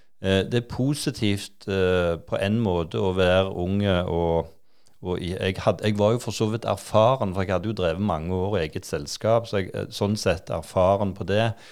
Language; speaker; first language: Norwegian; native; Norwegian